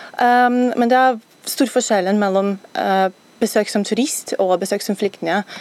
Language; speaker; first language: Norwegian; non-native, fluent; Ukrainian